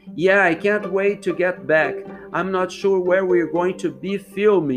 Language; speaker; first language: English; non-native, fluent; Portuguese